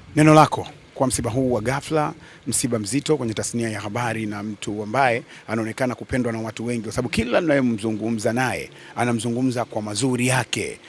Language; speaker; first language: Swahili; native; Swahili